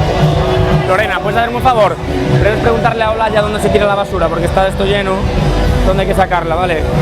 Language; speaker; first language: Spanish; native; Spanish